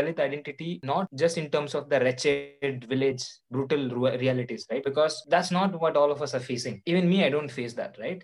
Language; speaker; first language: English; non-native, local second language; Odia